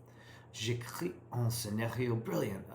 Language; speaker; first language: French; non-native, learner; English